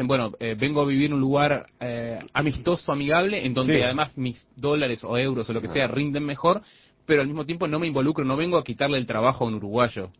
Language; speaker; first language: Spanish; native; Spanish